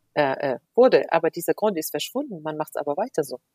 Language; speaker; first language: German; non-native, fluent; Arabic